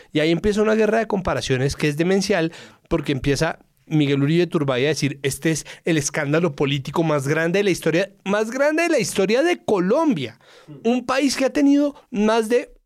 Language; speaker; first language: Spanish; native; Spanish